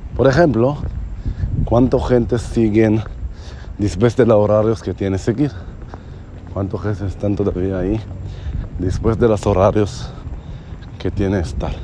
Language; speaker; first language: Spanish; non-native, fluent; Hebrew